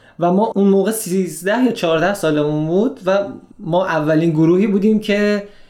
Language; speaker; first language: Persian; native; Persian